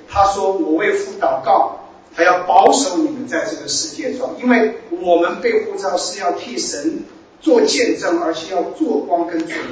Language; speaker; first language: Chinese; native; Chinese